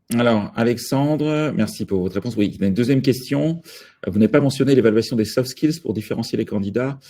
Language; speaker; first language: French; native; French